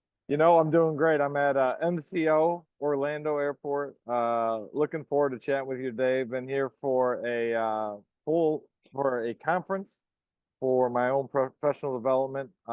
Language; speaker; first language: English; native; English